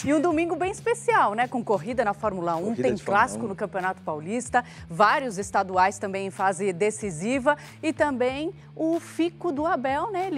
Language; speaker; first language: Portuguese; native; Portuguese